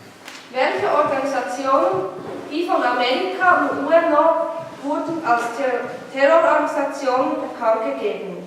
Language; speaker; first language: German; non-native, fluent; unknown